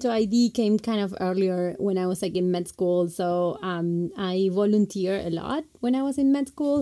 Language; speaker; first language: English; non-native, fluent; Spanish